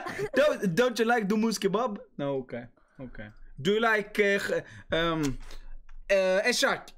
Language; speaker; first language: English; non-native, fluent; Swedish